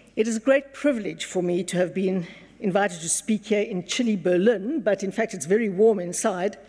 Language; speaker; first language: English; native; English